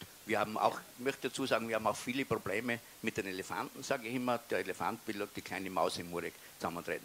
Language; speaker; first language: German; native; German